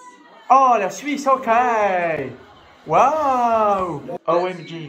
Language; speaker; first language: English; non-native, fluent; French